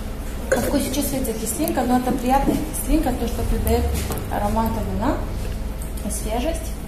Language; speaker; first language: Russian; non-native, local second language; Romanian